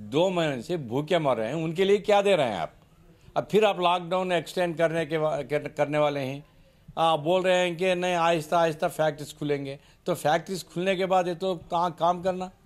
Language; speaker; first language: Hindi; non-native, local second language; Urdu